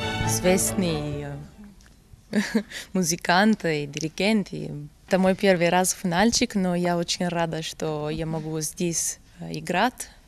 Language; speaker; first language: Russian; non-native, fluent; Italian